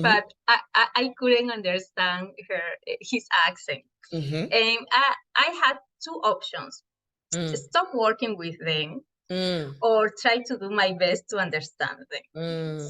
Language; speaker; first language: English; non-native, fluent; Spanish